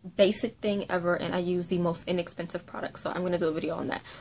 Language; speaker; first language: English; native; English